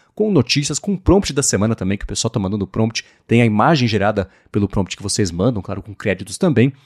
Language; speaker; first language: Portuguese; native; Portuguese